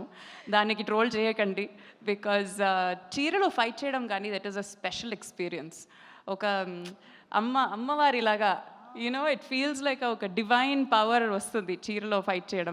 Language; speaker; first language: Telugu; non-native, local second language; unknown